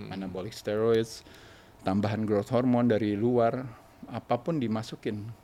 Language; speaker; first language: Indonesian; native; Indonesian